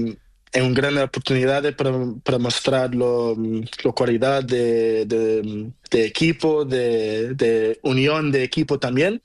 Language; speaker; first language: Spanish; non-native, learner; Portuguese